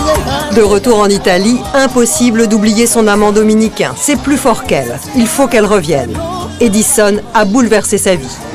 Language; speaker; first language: French; native; French